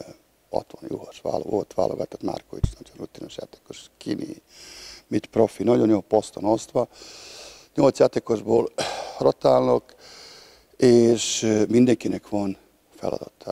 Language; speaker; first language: Hungarian; non-native, learner; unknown